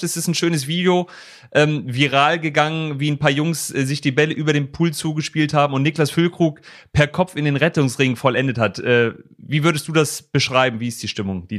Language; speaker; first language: German; native; German